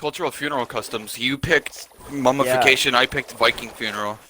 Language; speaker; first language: English; native; English